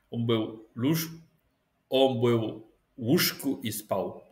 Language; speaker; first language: Polish; non-native, learner; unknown